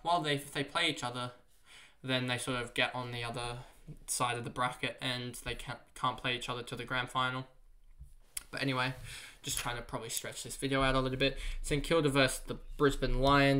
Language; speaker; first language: English; native; English